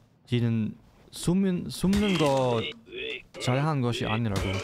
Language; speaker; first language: Korean; non-native, fluent; German